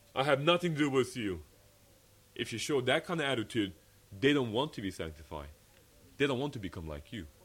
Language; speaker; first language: English; early bilingual, other home language; Korean